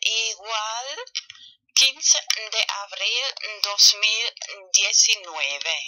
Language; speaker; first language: Spanish; non-native, fluent; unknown